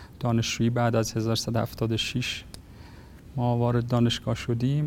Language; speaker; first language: Persian; native; Persian